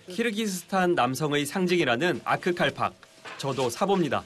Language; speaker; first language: Korean; native; Korean